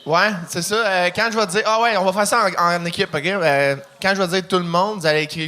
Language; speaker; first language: French; native; French